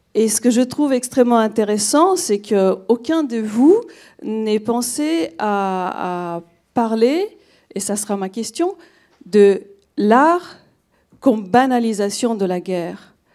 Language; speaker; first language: French; non-native, fluent; Romanian